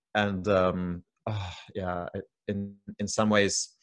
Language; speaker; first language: English; native; English